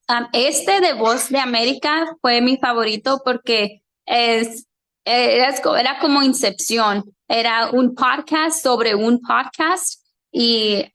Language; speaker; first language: Spanish; early bilingual, heritage; Spanish